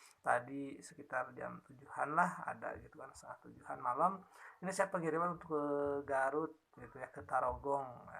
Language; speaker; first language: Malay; non-native, local second language; Sundanese